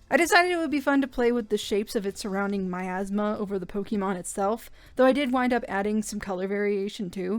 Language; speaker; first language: English; native; English